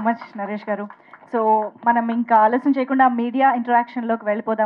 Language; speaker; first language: Telugu; native; Telugu